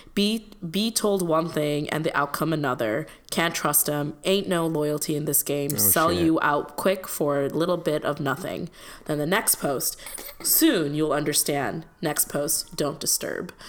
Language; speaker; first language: English; non-native, local second language; Malayalam